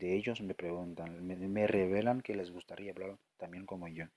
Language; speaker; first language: Spanish; non-native, fluent; French